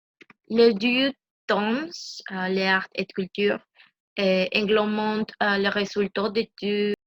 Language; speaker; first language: French; non-native, learner; Spanish